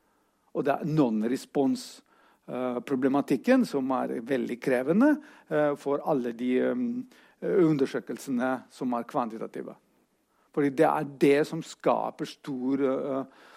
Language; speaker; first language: Norwegian; non-native, fluent; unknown